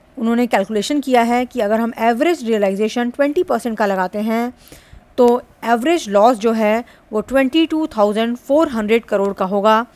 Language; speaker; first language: Hindi; native; Hindi